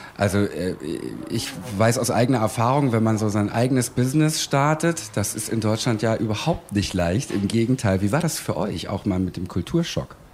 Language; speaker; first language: German; native; German